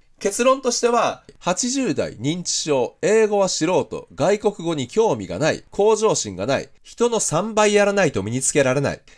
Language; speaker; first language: Japanese; native; Japanese